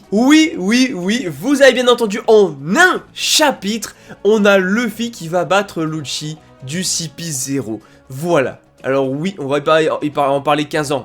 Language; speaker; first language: French; native; French